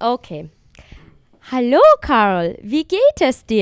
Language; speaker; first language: German; non-native, learner; English